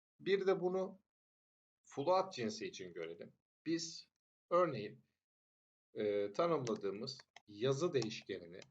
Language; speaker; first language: Turkish; native; Turkish